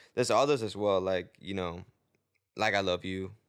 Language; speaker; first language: English; non-native, fluent; Danish